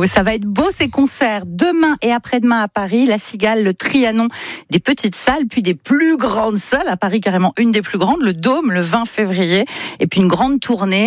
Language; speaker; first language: French; native; French